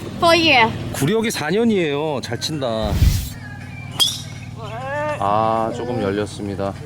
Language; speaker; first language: Korean; native; Korean